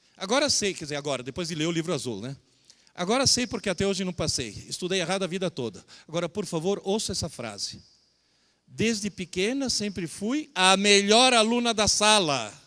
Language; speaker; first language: Portuguese; early bilingual, other home language; Italian